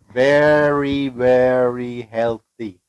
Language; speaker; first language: English; non-native, fluent; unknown